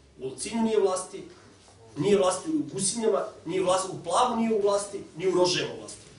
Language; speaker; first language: Serbian; native; Serbian